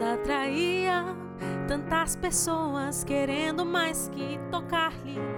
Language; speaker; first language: Portuguese; native; Portuguese